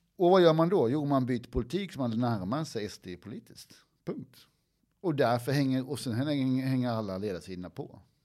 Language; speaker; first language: Swedish; native; Swedish